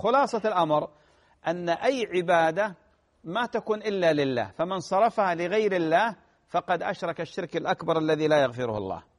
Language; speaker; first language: Arabic; native; Arabic